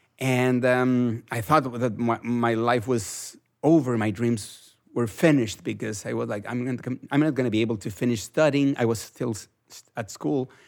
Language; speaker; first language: English; non-native, fluent; Spanish